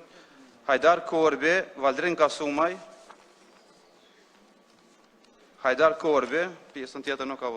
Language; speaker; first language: Albanian; native; Albanian